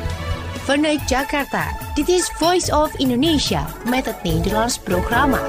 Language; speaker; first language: Dutch; non-native, fluent; Indonesian